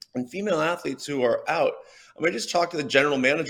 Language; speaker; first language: English; native; English